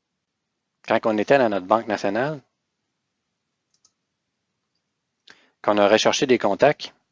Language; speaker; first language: French; native; French